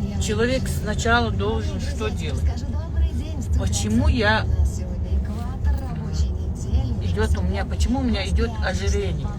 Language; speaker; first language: Russian; non-native, local second language; Chechen